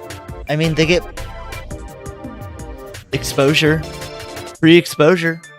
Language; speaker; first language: English; native; English